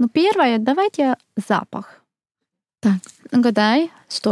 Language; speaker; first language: Russian; non-native, fluent; Hungarian